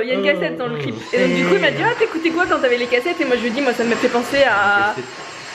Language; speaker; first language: French; native; French